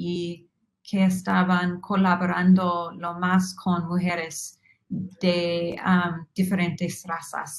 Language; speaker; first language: Spanish; non-native, fluent; English